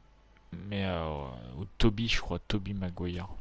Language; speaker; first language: French; native; French